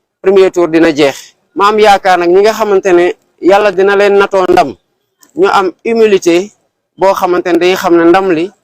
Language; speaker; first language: Wolof; non-native, local second language; Serer